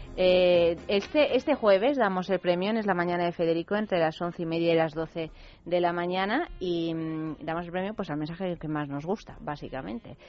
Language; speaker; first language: Spanish; native; Spanish